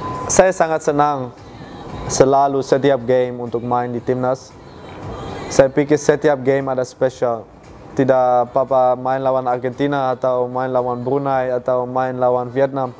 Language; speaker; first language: Indonesian; non-native, fluent; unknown